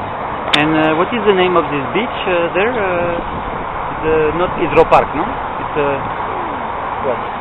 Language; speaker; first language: English; non-native, fluent; French